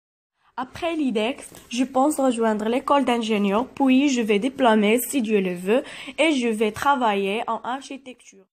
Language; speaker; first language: French; non-native, local second language; Arabic